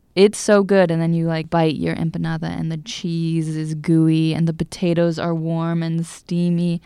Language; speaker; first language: English; native; English